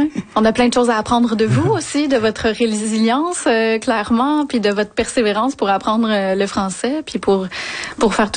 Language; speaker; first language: French; native; French